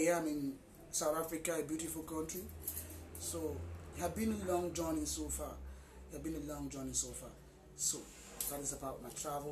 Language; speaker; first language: English; non-native, local second language; Igbo